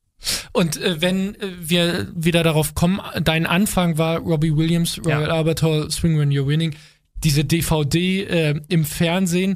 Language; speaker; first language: German; native; German